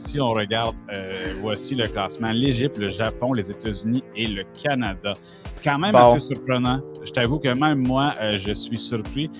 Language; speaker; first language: French; native; French